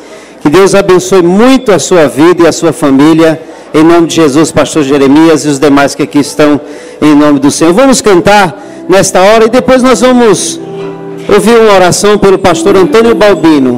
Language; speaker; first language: Portuguese; native; Portuguese